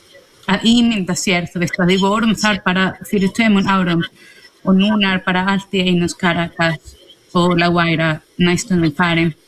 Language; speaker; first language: Icelandic; non-native, fluent; Spanish